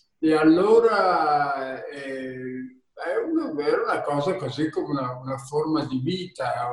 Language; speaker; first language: Italian; early bilingual, heritage; Italian